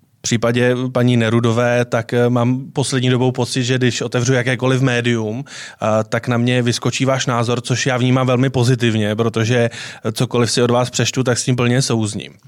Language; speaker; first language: Czech; native; Czech